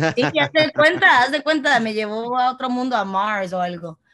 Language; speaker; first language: Spanish; early bilingual, heritage; Spanish